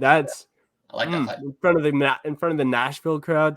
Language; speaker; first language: English; native; English